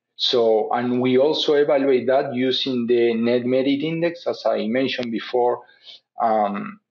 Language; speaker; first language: English; non-native, fluent; Spanish